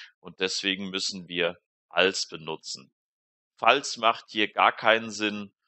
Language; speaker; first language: German; native; German